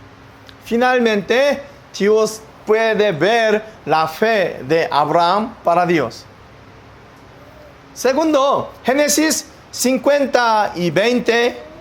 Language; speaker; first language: Spanish; non-native, learner; Korean